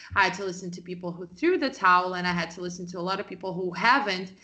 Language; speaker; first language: English; non-native, fluent; Portuguese